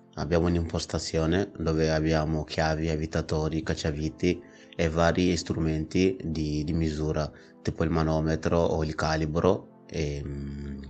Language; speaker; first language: Italian; non-native, fluent; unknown